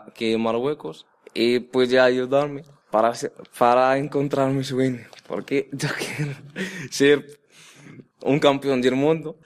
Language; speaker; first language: Spanish; non-native, fluent; Arabic